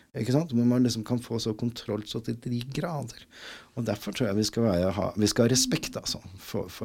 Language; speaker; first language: Norwegian; native; Norwegian